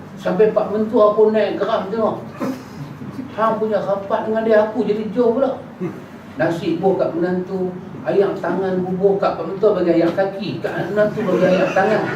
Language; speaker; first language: Malay; native; Malay